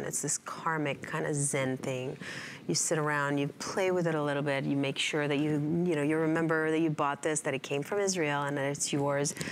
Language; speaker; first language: English; non-native, fluent; Hebrew